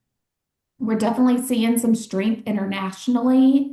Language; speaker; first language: English; native; English